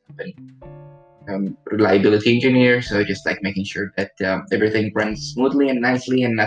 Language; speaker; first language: English; non-native, fluent; Arabic